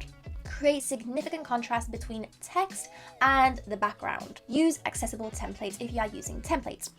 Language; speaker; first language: English; non-native, fluent; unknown